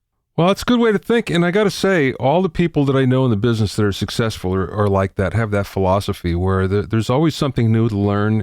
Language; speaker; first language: English; native; English